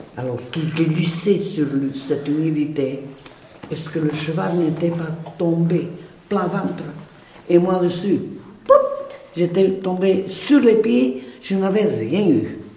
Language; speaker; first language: French; non-native, local second language; Basque